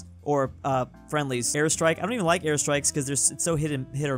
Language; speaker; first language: English; native; English